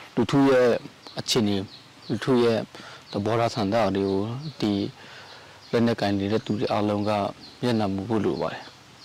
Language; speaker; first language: Burmese; non-native, local second language; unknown